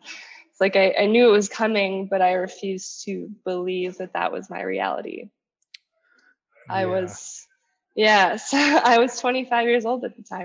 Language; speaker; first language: English; native; English